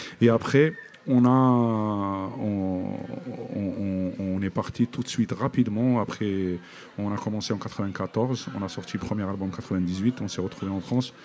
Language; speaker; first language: French; non-native, local second language; Kabyle